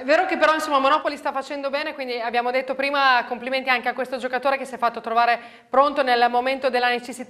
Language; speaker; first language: Italian; native; Italian